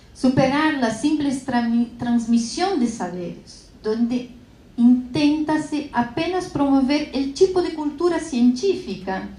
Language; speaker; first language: Spanish; non-native, fluent; Portuguese